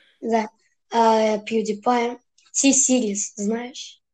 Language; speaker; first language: Russian; early bilingual, heritage; Russian